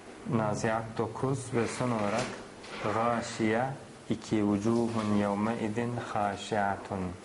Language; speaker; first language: Turkish; native; Turkish